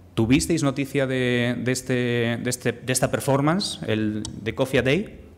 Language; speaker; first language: Spanish; native; Spanish